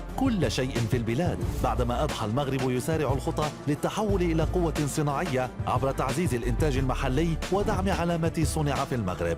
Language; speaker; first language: Arabic; native; Arabic